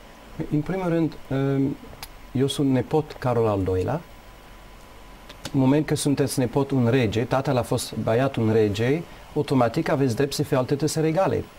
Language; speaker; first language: Romanian; non-native, learner; English